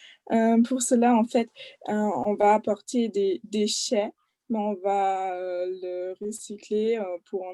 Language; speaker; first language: French; non-native, fluent; German